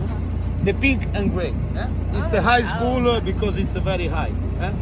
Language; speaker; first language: English; non-native, fluent; Italian